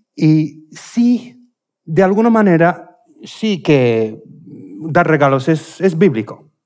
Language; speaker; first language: Spanish; non-native, fluent; English